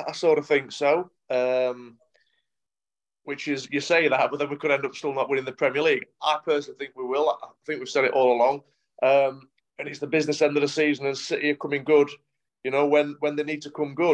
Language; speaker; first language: English; native; English